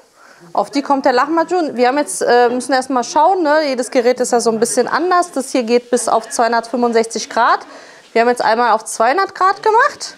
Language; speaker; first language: German; early bilingual, other home language; Polish